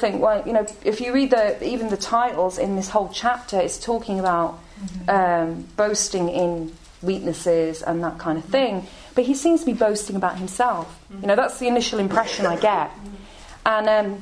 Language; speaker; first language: English; native; English